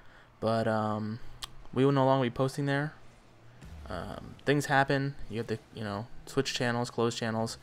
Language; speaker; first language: English; native; English